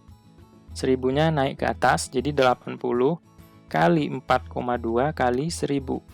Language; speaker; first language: Indonesian; native; Indonesian